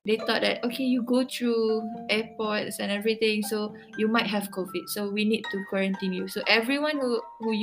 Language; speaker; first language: English; non-native, local second language; Malay